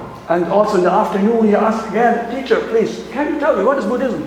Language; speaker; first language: English; non-native, fluent; German